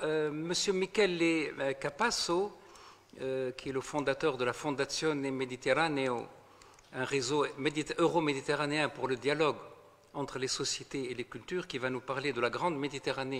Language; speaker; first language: French; non-native, local second language; Arabic